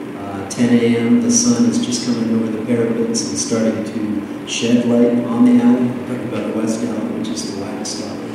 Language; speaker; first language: English; native; English